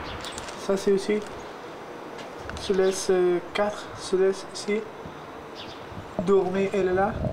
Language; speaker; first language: French; non-native, learner; Persian